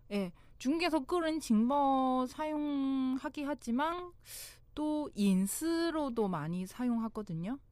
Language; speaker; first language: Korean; non-native, fluent; Chinese